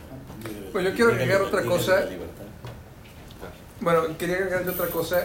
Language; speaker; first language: Spanish; native; Spanish